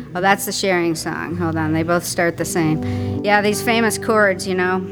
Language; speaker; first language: English; native; English